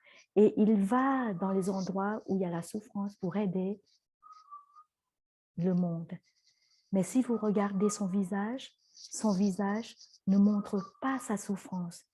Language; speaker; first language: French; non-native, fluent; Vietnamese